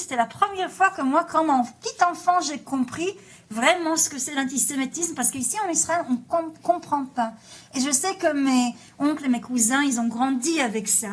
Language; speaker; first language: French; early bilingual, heritage; Hebrew